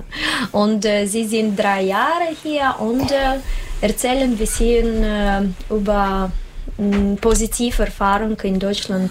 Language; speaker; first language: German; non-native, learner; Russian